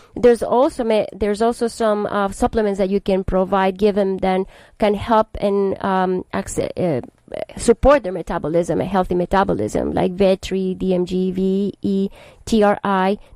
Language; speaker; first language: English; non-native, fluent; Spanish